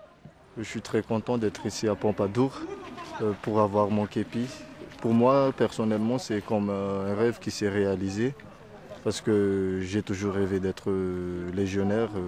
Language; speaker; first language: French; non-native, learner; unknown